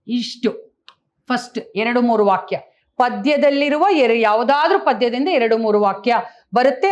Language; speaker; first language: Kannada; native; Kannada